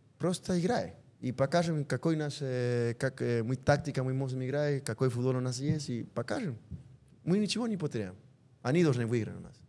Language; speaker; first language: Russian; non-native, learner; Spanish